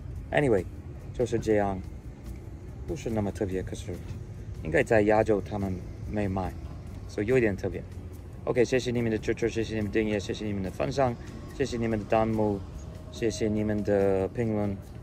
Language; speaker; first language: Chinese; non-native, fluent; English